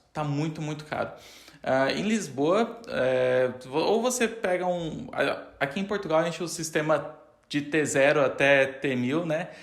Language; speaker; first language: Portuguese; native; Portuguese